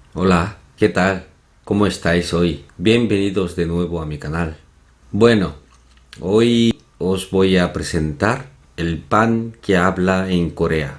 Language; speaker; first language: Spanish; non-native, fluent; Korean